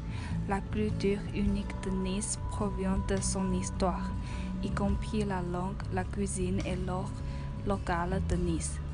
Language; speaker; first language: French; non-native, learner; Chinese